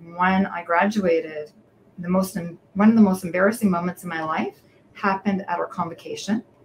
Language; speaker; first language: English; native; English